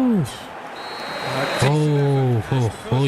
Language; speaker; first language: English; non-native, learner; Indonesian